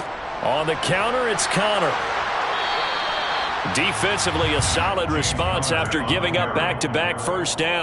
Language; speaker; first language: English; native; English